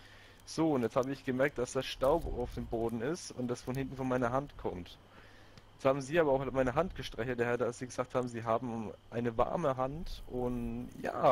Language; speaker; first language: German; native; German